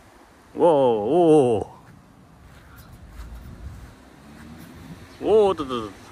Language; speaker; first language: Japanese; native; Japanese